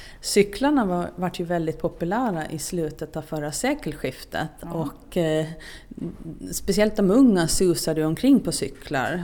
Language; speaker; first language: Swedish; native; Swedish